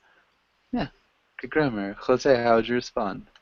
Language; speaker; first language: English; native; English